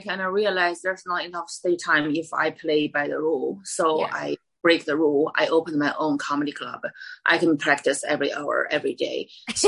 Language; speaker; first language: English; non-native, fluent; Chinese